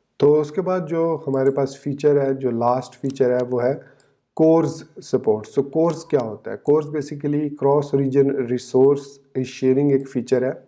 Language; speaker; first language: Urdu; native; Urdu